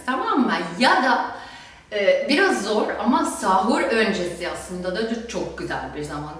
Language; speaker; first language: Turkish; non-native, fluent; German